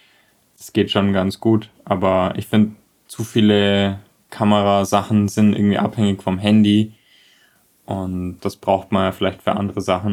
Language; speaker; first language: German; native; German